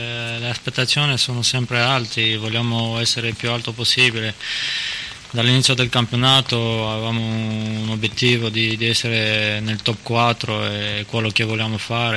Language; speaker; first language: Italian; non-native, fluent; Armenian